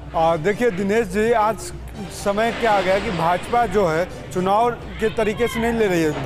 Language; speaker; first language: Hindi; native; Hindi